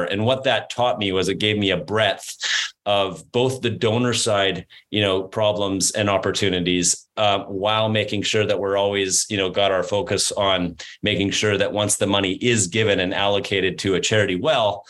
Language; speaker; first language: English; native; English